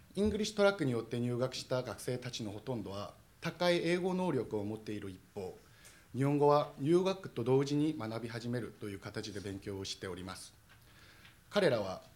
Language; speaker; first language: Japanese; non-native, fluent; Korean